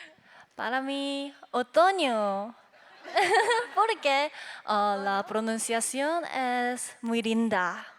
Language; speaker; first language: Spanish; non-native, learner; Korean